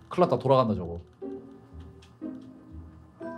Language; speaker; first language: Korean; native; Korean